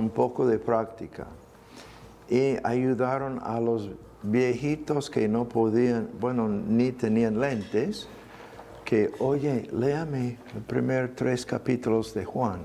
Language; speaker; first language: Spanish; non-native, fluent; English